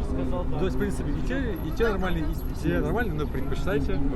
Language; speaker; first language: Russian; native; Russian